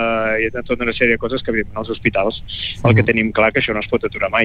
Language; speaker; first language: Catalan; native; Catalan